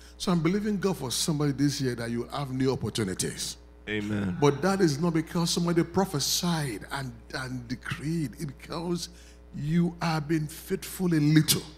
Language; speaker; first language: English; non-native, local second language; Yoruba